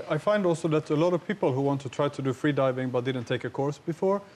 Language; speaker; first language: English; non-native, fluent; Swedish